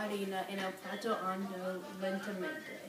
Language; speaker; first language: Spanish; non-native, learner; English